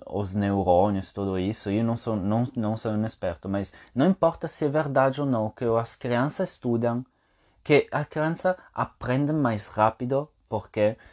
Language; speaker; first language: Portuguese; non-native, fluent; Italian